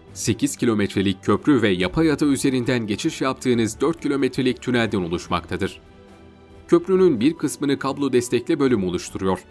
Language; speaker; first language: Turkish; native; Turkish